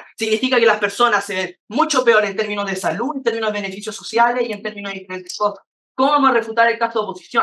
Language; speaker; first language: Spanish; native; Spanish